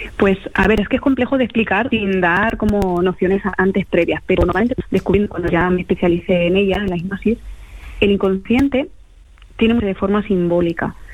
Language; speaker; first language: Spanish; early bilingual, other home language; Portuguese